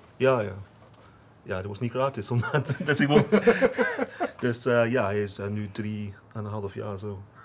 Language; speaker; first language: Dutch; non-native, fluent; English